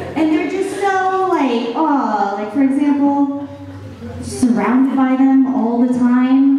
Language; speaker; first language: English; native; English